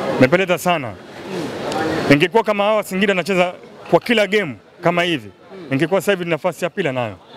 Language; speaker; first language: Swahili; native; Swahili